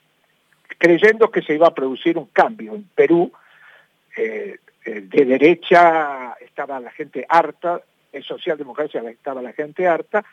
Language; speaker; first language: Spanish; native; Spanish